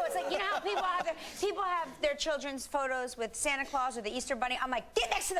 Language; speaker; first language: English; native; English